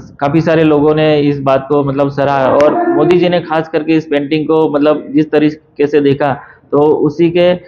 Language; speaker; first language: Hindi; non-native, local second language; Marathi